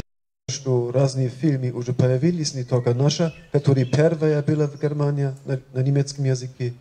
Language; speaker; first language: Russian; non-native, fluent; German